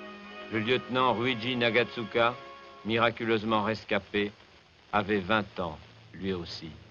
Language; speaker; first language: French; native; French